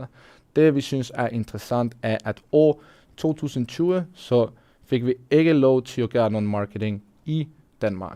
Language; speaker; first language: Danish; non-native, fluent; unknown